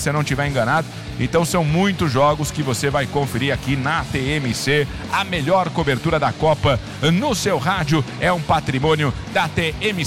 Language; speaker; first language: Portuguese; native; Portuguese